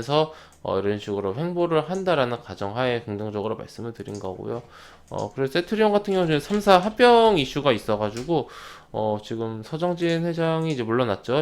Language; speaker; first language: Korean; native; Korean